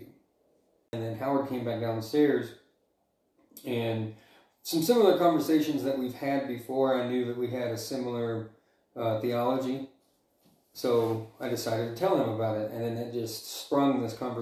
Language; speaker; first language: English; native; English